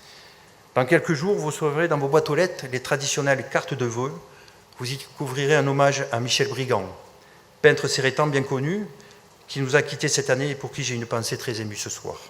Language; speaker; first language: French; native; French